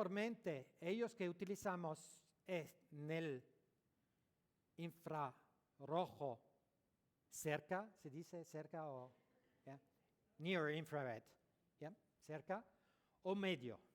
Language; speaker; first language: Spanish; non-native, learner; French